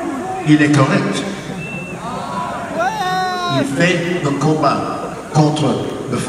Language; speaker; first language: French; non-native, learner; English